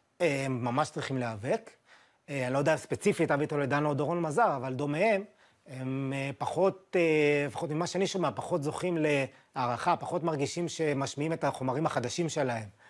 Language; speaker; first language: Hebrew; native; Hebrew